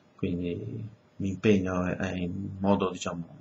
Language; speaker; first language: Italian; early bilingual, other home language; Spanish